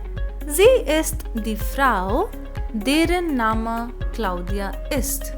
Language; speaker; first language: German; non-native, fluent; Hindi